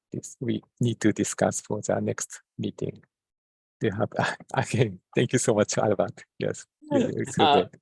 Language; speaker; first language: English; non-native, fluent; Japanese